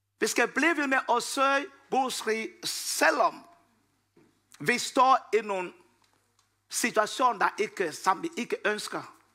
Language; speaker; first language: Danish; non-native, fluent; Lingala